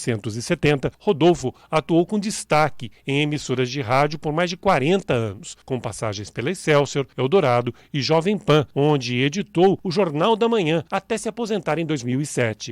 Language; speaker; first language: Portuguese; native; Portuguese